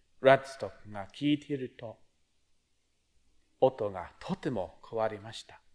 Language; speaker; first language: Japanese; non-native, fluent; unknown